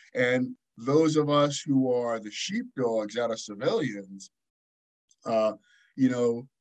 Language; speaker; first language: English; native; English